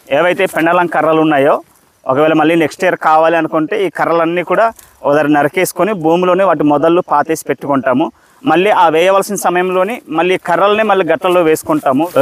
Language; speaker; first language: Telugu; non-native, local second language; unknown